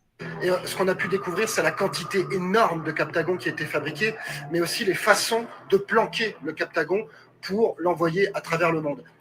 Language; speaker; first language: French; native; French